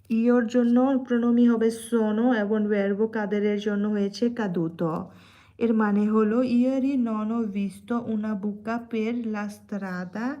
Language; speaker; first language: Bangla; native; Bangla